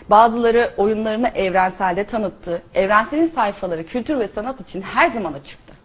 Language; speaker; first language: Turkish; native; Turkish